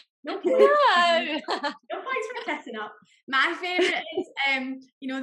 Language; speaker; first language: English; native; English